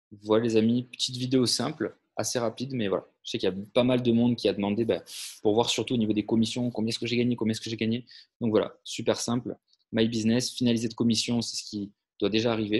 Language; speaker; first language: French; native; French